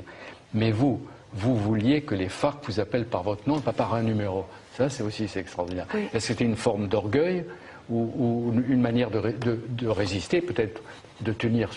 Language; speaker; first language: French; native; French